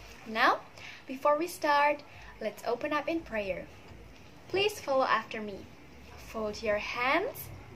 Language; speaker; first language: English; non-native, fluent; Indonesian